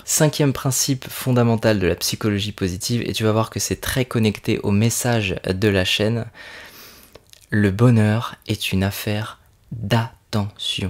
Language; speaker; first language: French; native; French